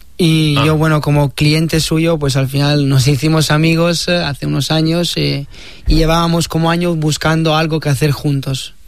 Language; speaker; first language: Spanish; non-native, fluent; Italian